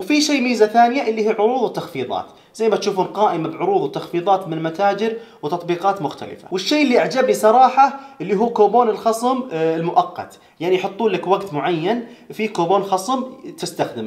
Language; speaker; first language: Arabic; native; Arabic